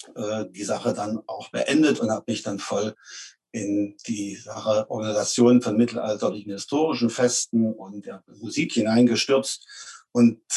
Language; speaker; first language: German; native; German